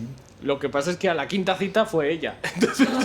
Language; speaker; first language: Spanish; native; Spanish